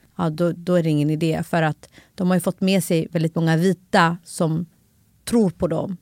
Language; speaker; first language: Swedish; early bilingual, other home language; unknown